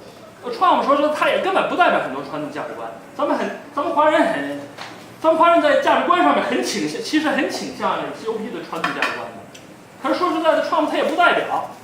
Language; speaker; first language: Chinese; native; Chinese